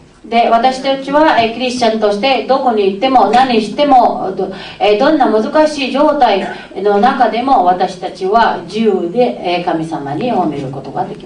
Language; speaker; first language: Japanese; non-native, fluent; Filipino